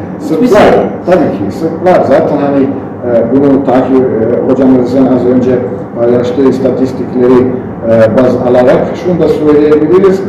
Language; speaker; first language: Turkish; non-native, fluent; Bosnian